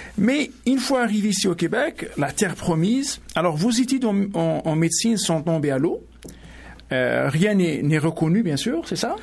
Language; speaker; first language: French; native; French